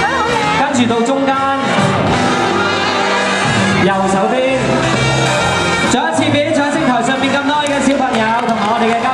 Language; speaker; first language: Cantonese; native; Cantonese